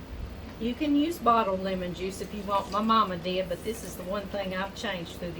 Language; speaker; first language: English; native; English